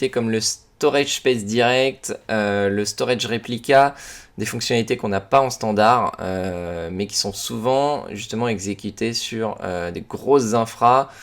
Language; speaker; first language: French; native; French